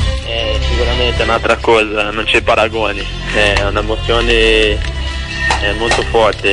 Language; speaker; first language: Italian; non-native, fluent; Portuguese